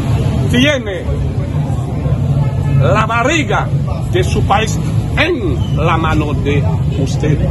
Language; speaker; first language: Spanish; non-native, learner; Haitian Creole